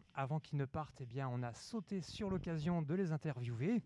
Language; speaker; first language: French; native; French